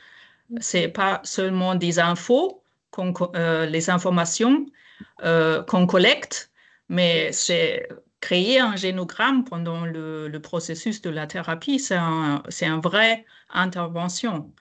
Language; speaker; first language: French; non-native, fluent; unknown